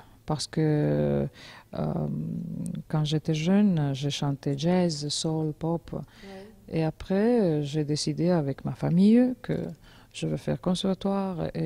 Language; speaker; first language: French; non-native, learner; Georgian